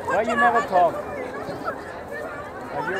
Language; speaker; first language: English; non-native, learner; Urdu